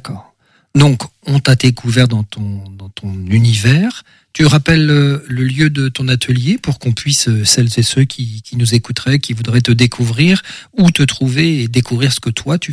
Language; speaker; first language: French; native; French